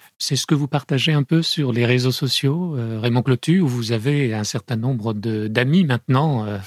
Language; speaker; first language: French; native; French